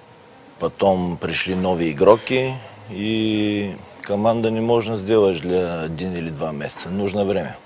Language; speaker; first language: Russian; non-native, learner; Bulgarian